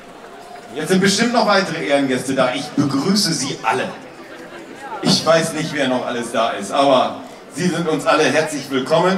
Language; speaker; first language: German; native; German